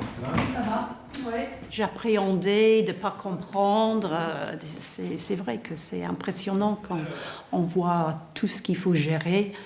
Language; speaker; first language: French; non-native, fluent; English